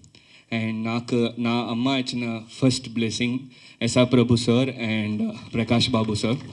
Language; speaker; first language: Telugu; early bilingual, heritage; Telugu